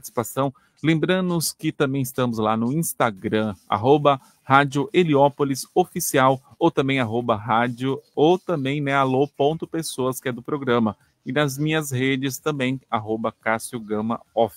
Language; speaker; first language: Portuguese; native; Portuguese